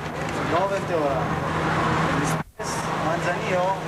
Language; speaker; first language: Spanish; non-native, learner; Hebrew